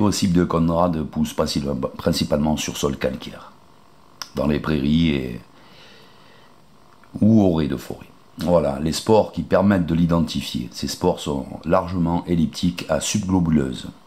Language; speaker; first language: French; native; French